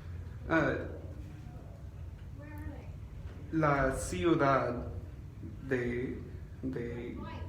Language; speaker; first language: Spanish; non-native, learner; English